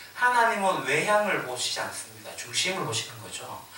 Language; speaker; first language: Korean; native; Korean